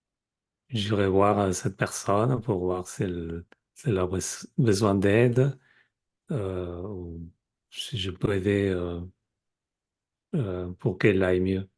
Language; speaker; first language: French; non-native, fluent; Spanish